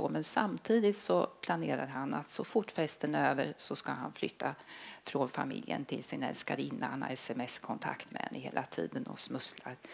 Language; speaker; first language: Swedish; native; Swedish